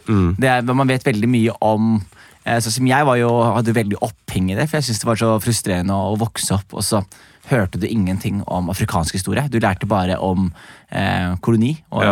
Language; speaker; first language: Norwegian; early bilingual, other home language; Somali